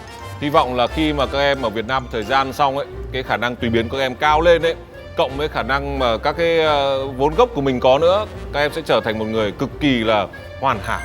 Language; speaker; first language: Vietnamese; native; Vietnamese